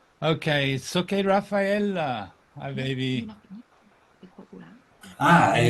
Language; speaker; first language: Italian; non-native, fluent; English